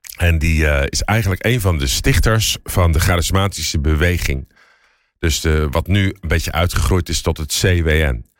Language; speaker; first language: Dutch; native; Dutch